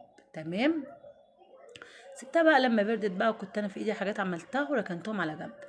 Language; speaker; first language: Arabic; native; Arabic